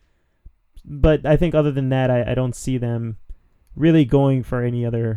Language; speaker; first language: English; native; English